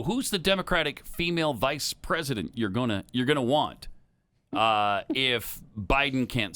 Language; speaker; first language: English; native; English